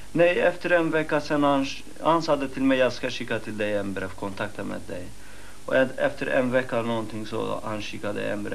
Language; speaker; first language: Swedish; non-native, fluent; Kurdish